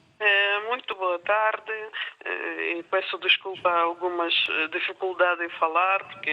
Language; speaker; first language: Portuguese; non-native, learner; Ukrainian